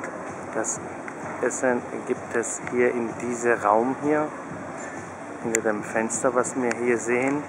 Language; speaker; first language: German; early bilingual, other home language; Turkish